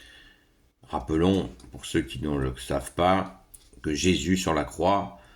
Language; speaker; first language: French; native; French